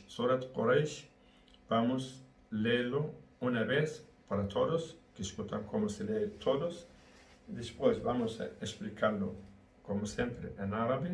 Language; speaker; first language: Spanish; non-native, learner; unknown